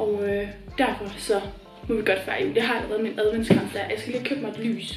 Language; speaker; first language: Danish; native; Danish